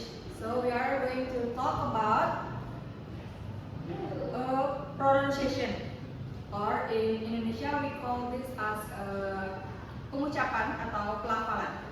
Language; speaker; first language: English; non-native, learner; Indonesian